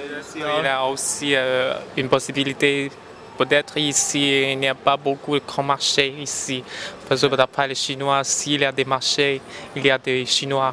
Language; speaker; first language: French; non-native, learner; Chinese